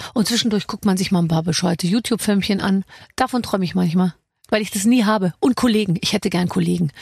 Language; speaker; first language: German; native; German